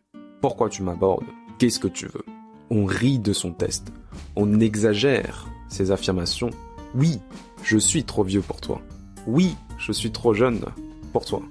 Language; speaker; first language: French; native; French